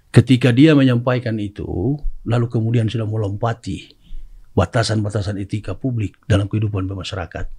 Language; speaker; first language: Indonesian; native; Indonesian